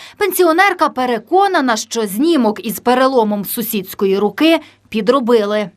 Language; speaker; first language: Ukrainian; native; Ukrainian